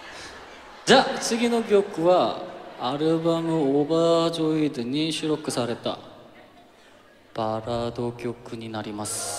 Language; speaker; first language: Japanese; non-native, fluent; Korean